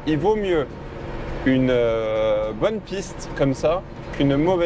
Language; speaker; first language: French; native; French